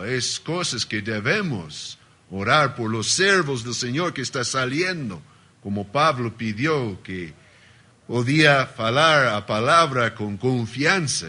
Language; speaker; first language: Spanish; non-native, learner; Portuguese